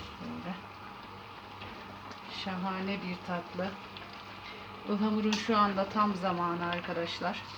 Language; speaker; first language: Turkish; native; Turkish